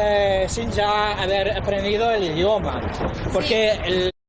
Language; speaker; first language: Spanish; non-native, fluent; English